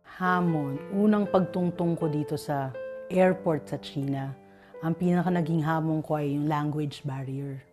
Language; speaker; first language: Filipino; native; Filipino